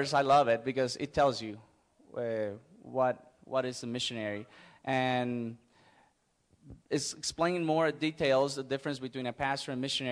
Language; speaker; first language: English; non-native, fluent; Spanish